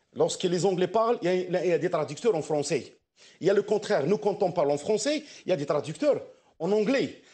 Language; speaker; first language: French; non-native, local second language; Arabic